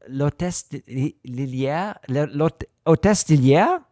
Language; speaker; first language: French; non-native, learner; German